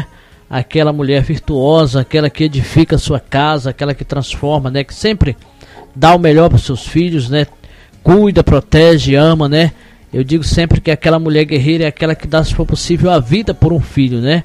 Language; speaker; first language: Portuguese; native; Portuguese